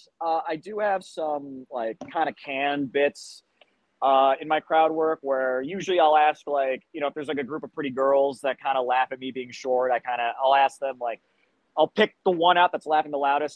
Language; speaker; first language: English; native; English